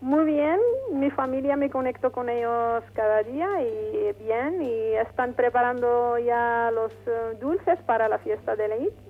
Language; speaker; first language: Spanish; non-native, fluent; Arabic